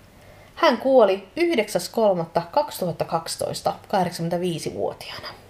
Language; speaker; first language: Finnish; native; Finnish